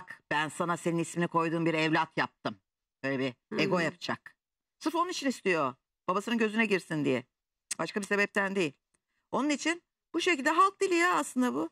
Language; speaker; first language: Turkish; native; Turkish